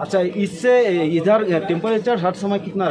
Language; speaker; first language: Hindi; non-native, local second language; Bangla